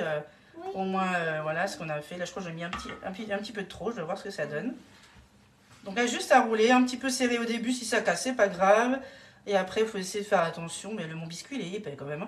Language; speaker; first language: French; native; French